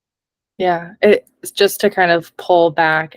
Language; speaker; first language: English; native; English